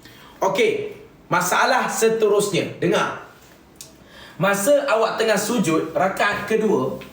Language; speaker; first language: Malay; native; Malay